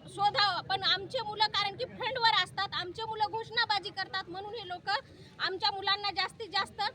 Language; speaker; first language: Marathi; native; Marathi